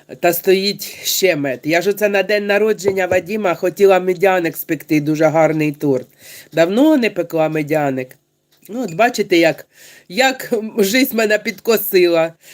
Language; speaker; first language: Ukrainian; non-native, local second language; Russian